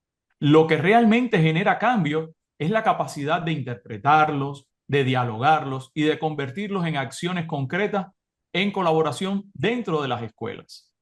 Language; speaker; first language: Spanish; native; Spanish